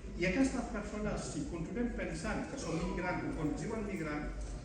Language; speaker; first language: Catalan; non-native, fluent; Wolof